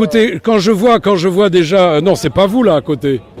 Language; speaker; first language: French; native; French